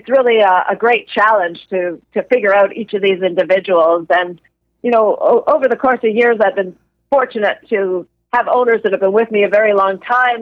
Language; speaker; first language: English; native; English